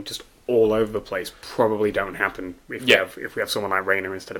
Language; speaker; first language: English; native; English